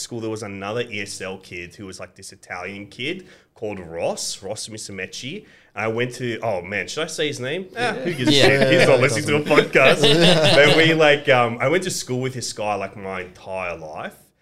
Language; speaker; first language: English; early bilingual, other home language; Greek